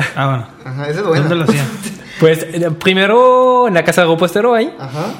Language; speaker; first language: Spanish; non-native, fluent; French